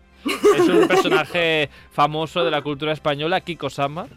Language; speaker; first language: Spanish; native; Spanish